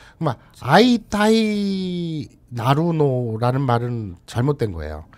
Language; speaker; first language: Korean; native; Korean